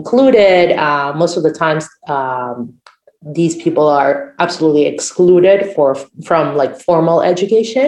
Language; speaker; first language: English; non-native, fluent; Spanish